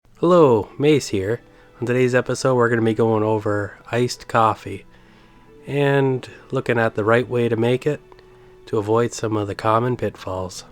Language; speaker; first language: English; native; English